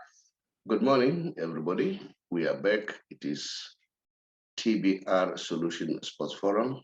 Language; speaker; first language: English; non-native, local second language; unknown